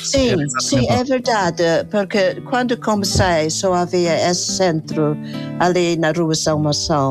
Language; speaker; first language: Portuguese; non-native, fluent; English